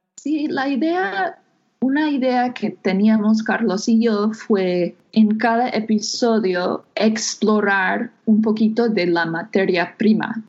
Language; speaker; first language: Spanish; non-native, fluent; English